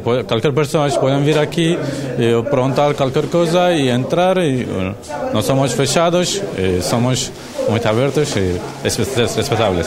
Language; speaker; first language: Portuguese; non-native, fluent; Turkish